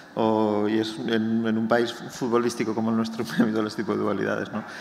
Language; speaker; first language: Spanish; native; Spanish